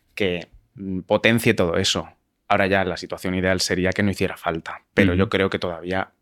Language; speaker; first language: Spanish; native; Spanish